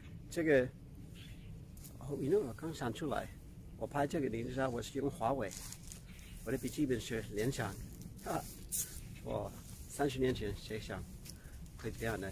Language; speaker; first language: Chinese; non-native, fluent; English